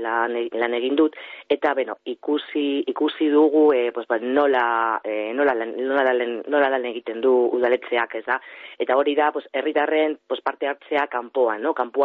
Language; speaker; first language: Basque; non-native, local second language; Spanish